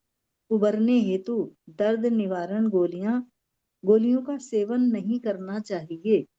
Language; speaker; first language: Hindi; native; Hindi